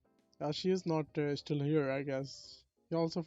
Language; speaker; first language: English; non-native, learner; Bangla